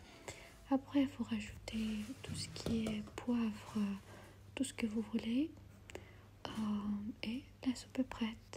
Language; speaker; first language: French; non-native, fluent; Armenian